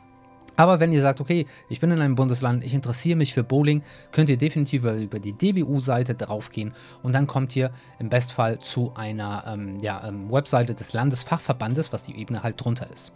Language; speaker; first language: German; native; German